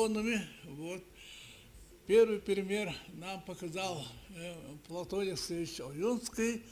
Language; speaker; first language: Russian; non-native, local second language; Yakut